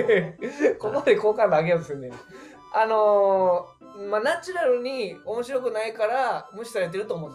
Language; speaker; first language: Japanese; native; Japanese